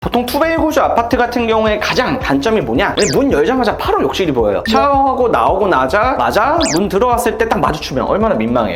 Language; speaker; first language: Korean; native; Korean